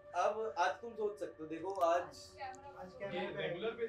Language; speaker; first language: Hindi; non-native, local second language; Odia